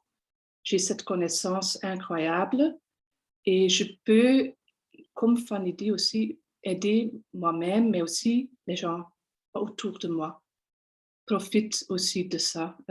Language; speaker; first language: French; non-native, local second language; Dutch